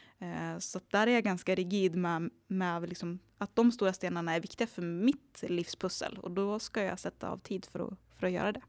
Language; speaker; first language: Swedish; native; Swedish